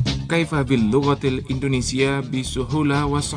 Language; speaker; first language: Arabic; non-native, fluent; Indonesian